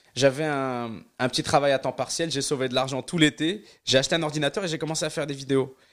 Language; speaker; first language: French; non-native, local second language; Arabic